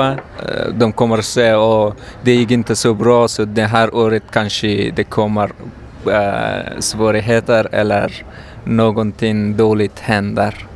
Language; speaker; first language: Swedish; non-native, learner; Persian